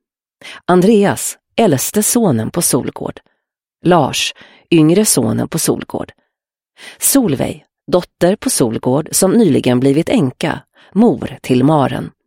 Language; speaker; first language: Swedish; native; Swedish